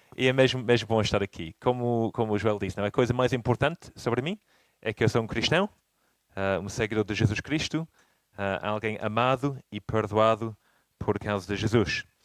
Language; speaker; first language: Portuguese; non-native, fluent; English